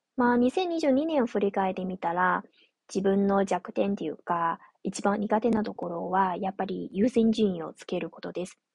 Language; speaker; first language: Japanese; non-native, fluent; Chinese